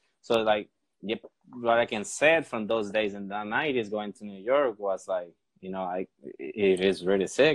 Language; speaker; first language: English; non-native, fluent; Spanish